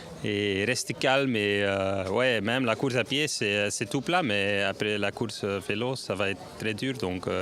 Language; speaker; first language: French; non-native, learner; Dutch